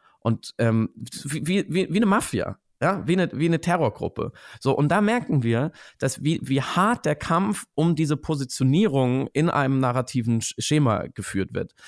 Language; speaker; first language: German; native; German